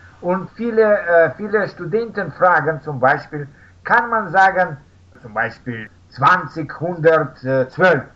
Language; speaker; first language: German; non-native, learner; Russian